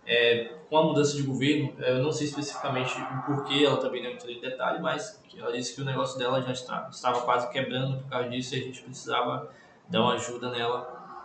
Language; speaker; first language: Portuguese; native; Portuguese